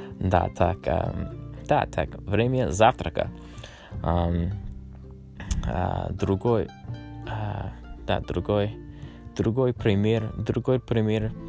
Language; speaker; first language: Russian; non-native, learner; English